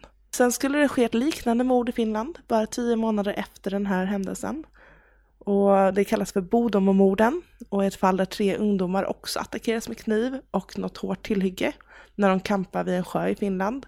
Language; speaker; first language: Swedish; native; Swedish